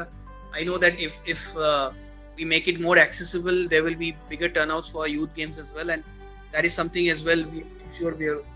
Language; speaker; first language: English; non-native, local second language; Bangla